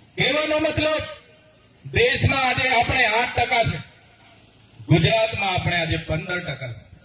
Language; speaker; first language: Gujarati; non-native, local second language; Vasavi